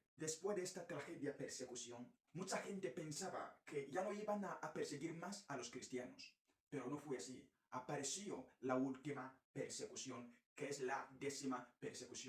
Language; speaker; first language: Spanish; non-native, fluent; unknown